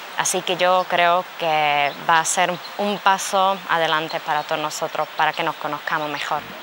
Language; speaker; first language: Spanish; non-native, fluent; Czech